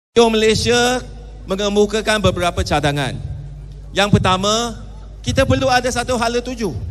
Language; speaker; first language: Malay; non-native, local second language; Chinese